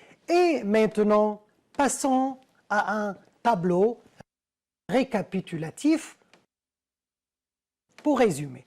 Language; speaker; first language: French; non-native, fluent; Arabic